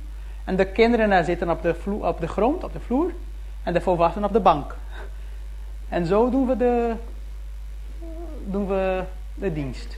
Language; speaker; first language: Dutch; early bilingual, heritage; Dutch